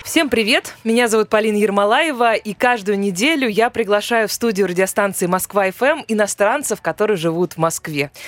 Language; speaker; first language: Russian; native; Russian